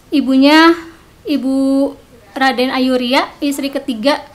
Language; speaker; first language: Indonesian; non-native, local second language; Sundanese